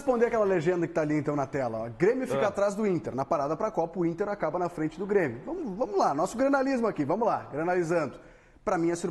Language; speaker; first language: Portuguese; native; Portuguese